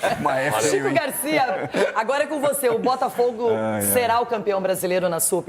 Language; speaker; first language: Portuguese; native; Portuguese